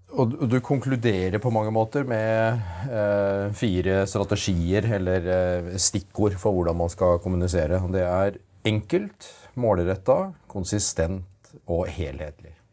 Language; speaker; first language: Norwegian; native; Norwegian